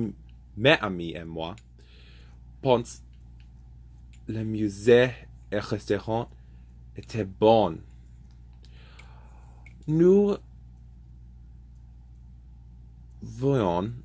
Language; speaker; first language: French; non-native, learner; English